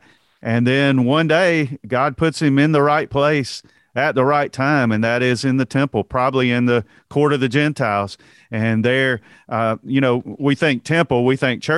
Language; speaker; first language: English; native; English